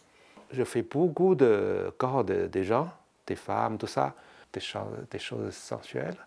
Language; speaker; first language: French; non-native, learner; Chinese